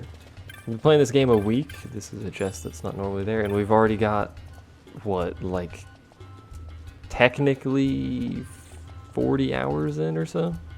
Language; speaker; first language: English; native; English